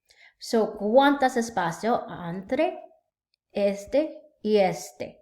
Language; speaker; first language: Spanish; non-native, learner; English